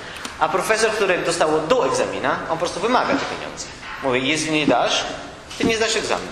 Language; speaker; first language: Polish; non-native, learner; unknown